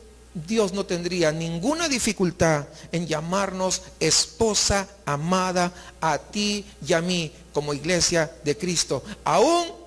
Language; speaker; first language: Spanish; native; Spanish